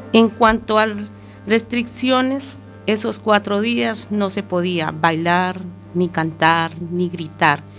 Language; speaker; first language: Spanish; native; Spanish